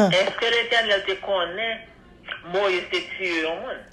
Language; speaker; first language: French; non-native, local second language; Haitian Creole